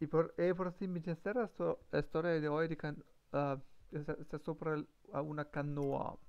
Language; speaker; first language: Spanish; non-native, learner; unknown